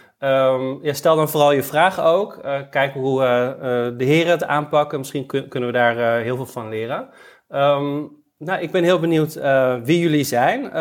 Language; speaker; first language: Dutch; native; Dutch